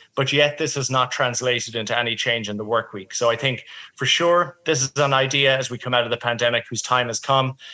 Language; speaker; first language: English; native; English